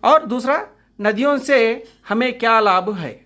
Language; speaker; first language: Hindi; non-native, local second language; Telugu